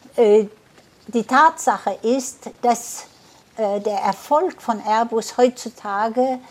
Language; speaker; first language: German; early bilingual, heritage; German